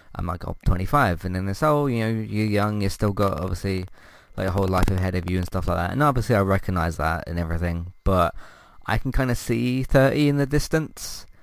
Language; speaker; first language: English; native; English